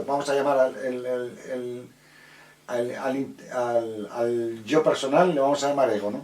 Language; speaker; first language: Spanish; native; Spanish